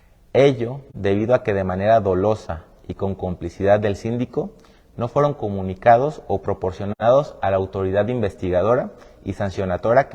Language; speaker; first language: Spanish; native; Spanish